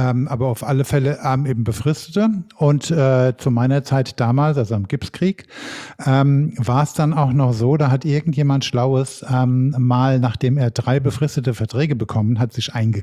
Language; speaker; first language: German; native; German